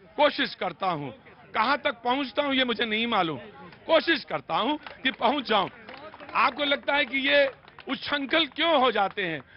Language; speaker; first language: Hindi; native; Hindi